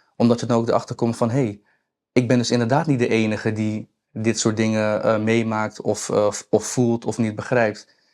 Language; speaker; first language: Dutch; native; Dutch